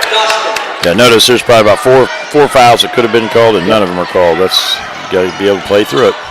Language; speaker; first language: English; native; English